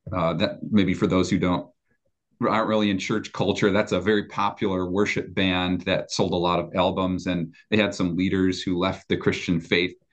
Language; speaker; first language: English; native; English